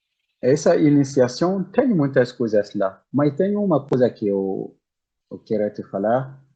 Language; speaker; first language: Portuguese; non-native, learner; Bambara